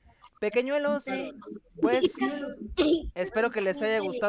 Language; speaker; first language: Spanish; native; Spanish